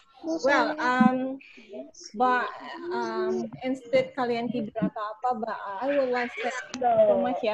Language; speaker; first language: English; non-native, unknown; Indonesian